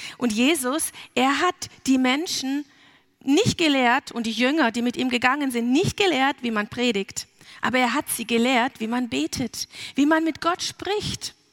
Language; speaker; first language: German; early bilingual, heritage; German